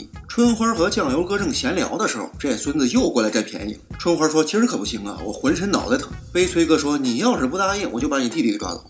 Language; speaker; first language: Chinese; native; Chinese